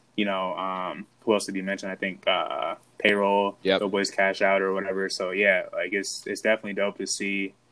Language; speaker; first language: English; native; English